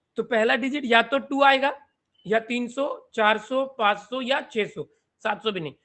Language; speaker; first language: Hindi; non-native, local second language; Marathi